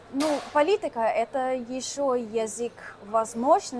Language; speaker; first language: Russian; non-native, fluent; English